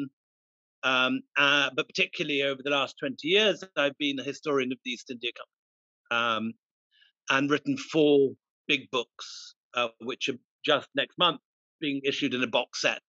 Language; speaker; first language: English; native; English